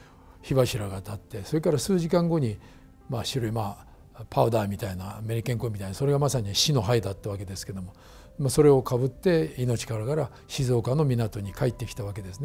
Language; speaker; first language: Japanese; native; Japanese